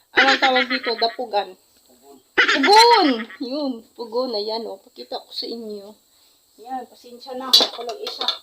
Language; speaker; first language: Filipino; non-native, local second language; Hiligaynon